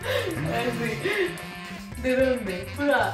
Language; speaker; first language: Russian; non-native, learner; Spanish